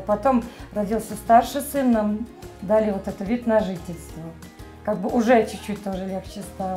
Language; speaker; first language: Russian; native; Russian